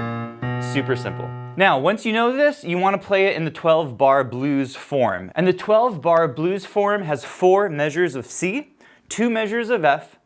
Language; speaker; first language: English; native; English